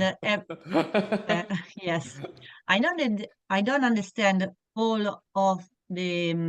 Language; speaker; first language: English; non-native, learner; Italian